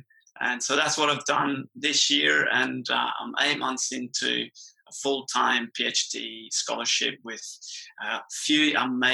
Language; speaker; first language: English; native; English